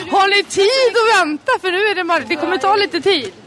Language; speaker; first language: Swedish; native; Swedish